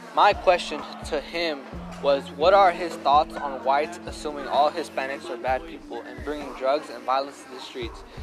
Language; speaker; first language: English; early bilingual, other home language; Spanish